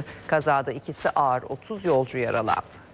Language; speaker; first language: Turkish; native; Turkish